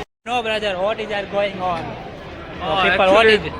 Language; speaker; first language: English; non-native, learner; Gujarati